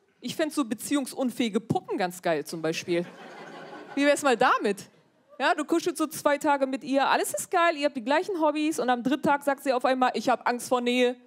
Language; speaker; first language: German; early bilingual, other home language; Turkish